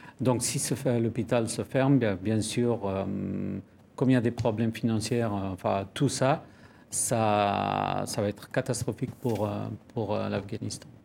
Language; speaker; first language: French; non-native, fluent; Persian